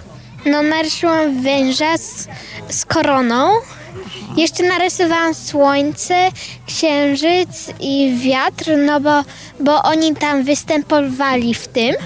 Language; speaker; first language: Polish; early bilingual, heritage; Polish